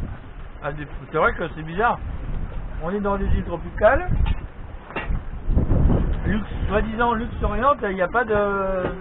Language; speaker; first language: French; native; French